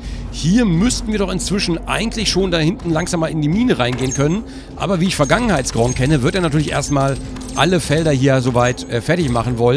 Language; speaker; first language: German; native; German